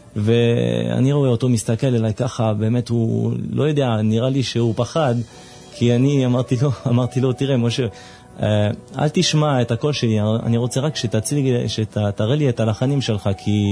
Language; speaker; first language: Hebrew; non-native, fluent; French